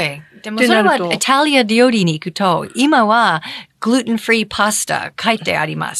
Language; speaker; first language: Japanese; non-native, fluent; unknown